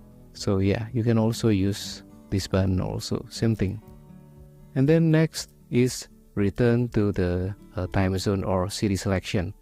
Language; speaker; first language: English; non-native, fluent; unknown